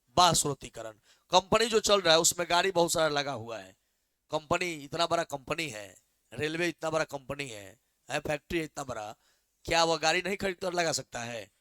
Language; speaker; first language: Hindi; native; Hindi